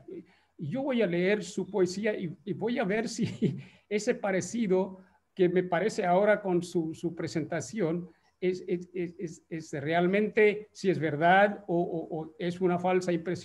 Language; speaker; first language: Spanish; non-native, fluent; Bangla